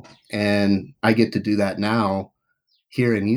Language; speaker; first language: English; native; English